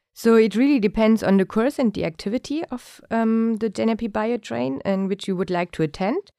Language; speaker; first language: English; non-native, fluent; German